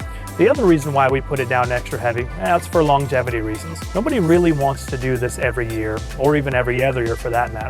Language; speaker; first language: English; native; English